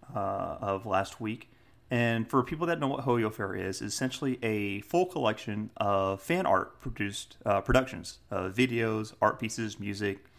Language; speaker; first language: English; native; English